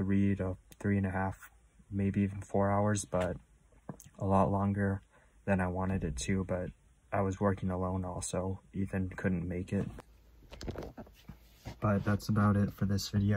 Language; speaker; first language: English; native; English